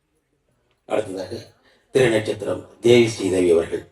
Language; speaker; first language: Tamil; native; Tamil